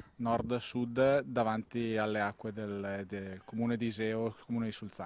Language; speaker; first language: Italian; native; Italian